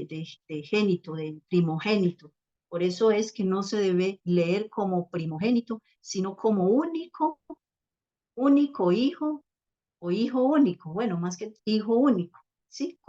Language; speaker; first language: Spanish; native; Spanish